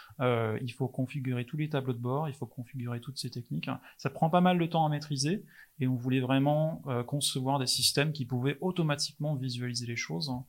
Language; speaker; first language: French; non-native, fluent; English